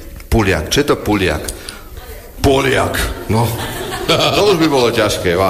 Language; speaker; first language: Slovak; native; Slovak